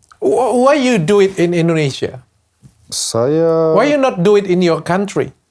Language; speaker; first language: English; non-native, learner; Indonesian